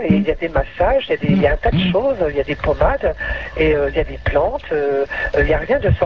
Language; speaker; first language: French; native; French